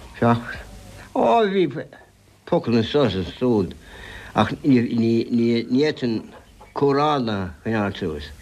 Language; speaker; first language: Irish; non-native, local second language; English